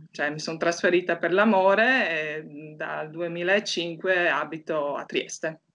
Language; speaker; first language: Italian; non-native, fluent; Croatian